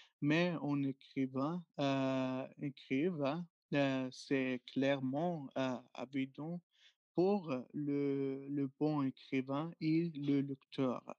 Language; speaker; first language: French; non-native, fluent; Arabic